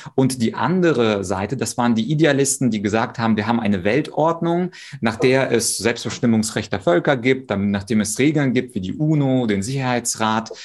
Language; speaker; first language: German; early bilingual, other home language; Russian